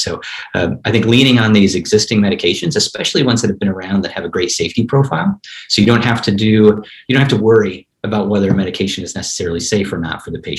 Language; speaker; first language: English; native; English